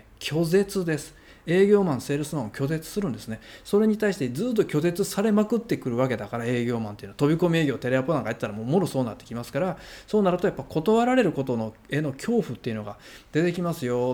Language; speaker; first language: Japanese; native; Japanese